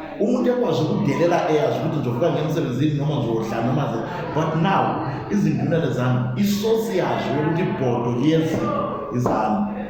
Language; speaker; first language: Zulu; native; Zulu